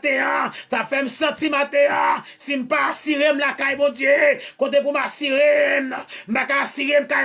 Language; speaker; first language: French; non-native, learner; Haitian Creole